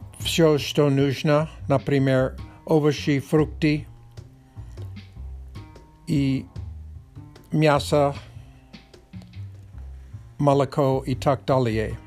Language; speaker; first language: Polish; non-native, learner; Russian